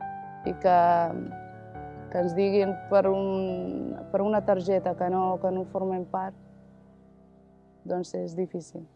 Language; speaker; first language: Catalan; early bilingual, other home language; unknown